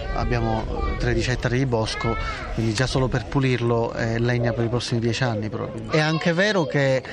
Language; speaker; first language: Italian; native; Italian